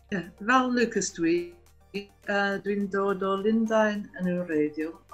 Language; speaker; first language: Welsh; non-native, fluent; English